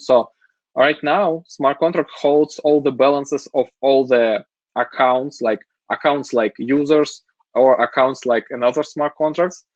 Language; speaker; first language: English; non-native, fluent; Russian